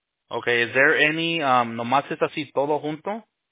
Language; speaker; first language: Spanish; early bilingual, heritage; Spanish